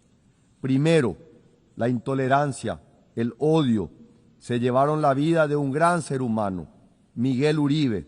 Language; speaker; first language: Spanish; native; Spanish